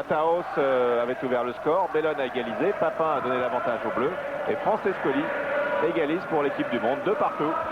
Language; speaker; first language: French; native; French